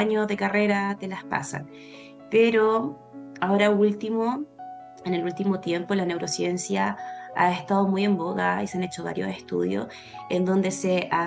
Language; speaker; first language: Spanish; native; Spanish